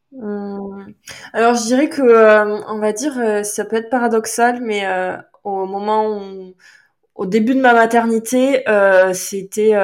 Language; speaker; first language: French; native; French